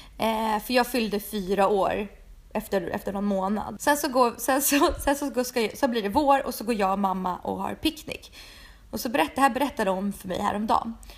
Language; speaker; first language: Swedish; early bilingual, other home language; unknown